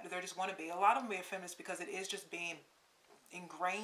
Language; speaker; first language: English; native; English